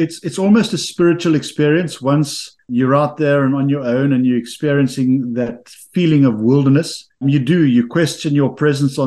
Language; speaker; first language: English; native; English